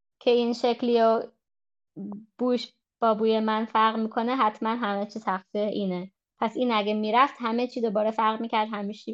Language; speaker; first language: Persian; early bilingual, heritage; Persian